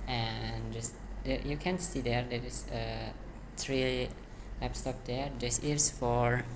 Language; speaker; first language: English; non-native, learner; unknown